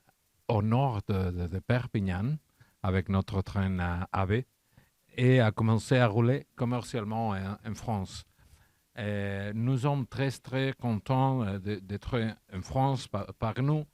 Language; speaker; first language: French; non-native, learner; Catalan